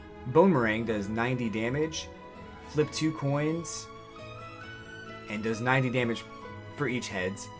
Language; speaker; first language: English; native; English